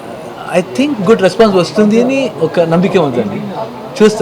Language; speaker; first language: Telugu; non-native, learner; Kannada